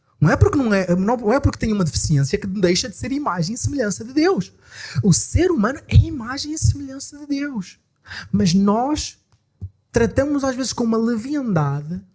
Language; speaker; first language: Portuguese; native; Portuguese